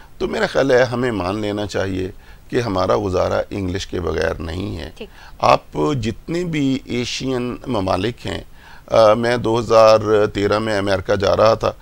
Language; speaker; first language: Urdu; non-native, local second language; Punjabi